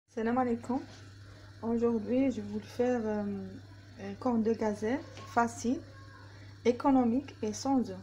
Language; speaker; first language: French; non-native, learner; Arabic